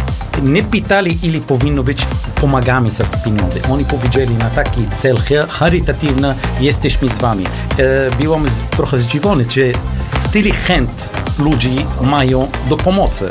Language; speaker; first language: Polish; non-native, learner; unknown